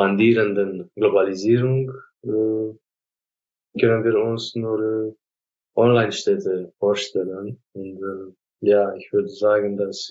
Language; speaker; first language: German; non-native, fluent; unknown